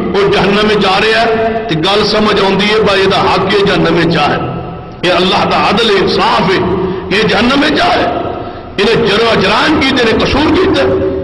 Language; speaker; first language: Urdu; non-native, local second language; Punjabi